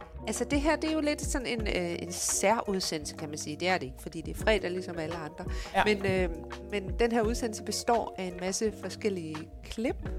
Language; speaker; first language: Danish; native; Danish